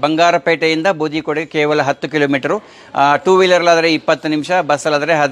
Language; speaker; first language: Kannada; native; Kannada